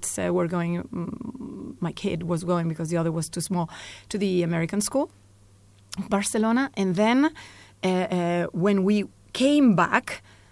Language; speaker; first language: English; non-native, fluent; Spanish